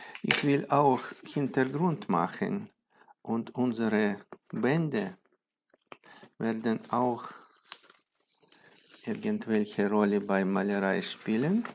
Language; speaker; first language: German; non-native, fluent; Russian